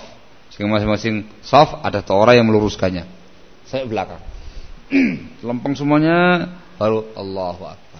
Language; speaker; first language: Indonesian; non-native, local second language; Javanese